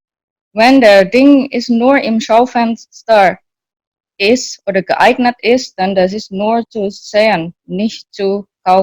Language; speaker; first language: German; non-native, learner; Indonesian